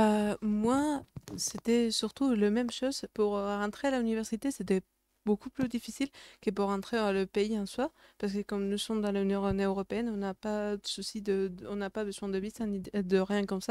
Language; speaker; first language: French; non-native, fluent; Spanish